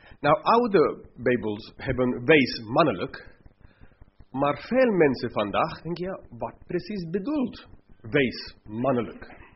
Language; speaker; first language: Dutch; non-native, fluent; English